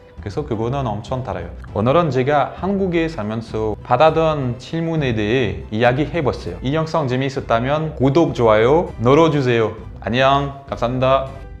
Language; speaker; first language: Korean; non-native, learner; French